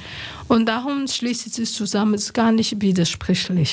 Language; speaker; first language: German; non-native, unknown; Chinese